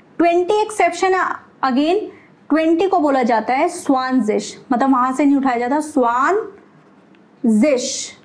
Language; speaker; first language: Hindi; native; Hindi